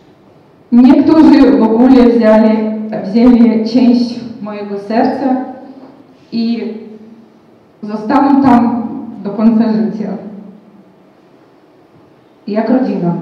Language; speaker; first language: Polish; non-native, fluent; Ukrainian